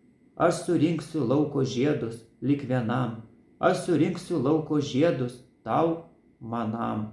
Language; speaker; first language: Lithuanian; native; Lithuanian